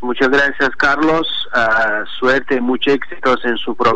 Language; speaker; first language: Spanish; non-native, learner; Azerbaijani